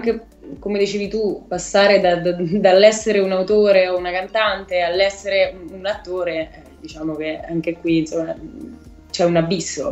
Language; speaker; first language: Italian; native; Italian